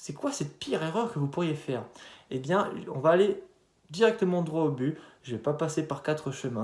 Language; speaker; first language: French; native; French